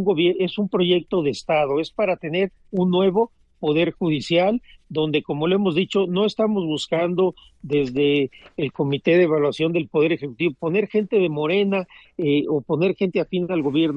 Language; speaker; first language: Spanish; native; Spanish